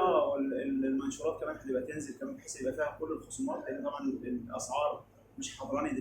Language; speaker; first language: Arabic; native; Arabic